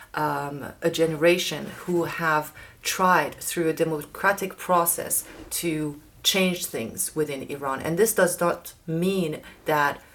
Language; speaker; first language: English; non-native, fluent; Persian